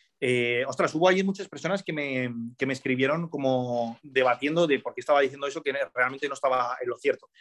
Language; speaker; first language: Spanish; early bilingual, other home language; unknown